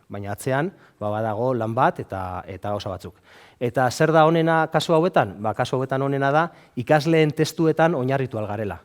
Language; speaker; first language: Basque; native; Basque